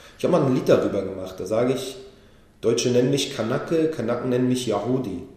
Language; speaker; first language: German; early bilingual, other home language; Hebrew